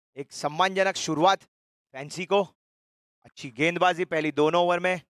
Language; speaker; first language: Hindi; non-native, local second language; Gujarati